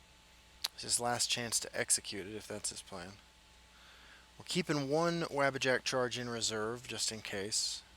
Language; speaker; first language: English; native; English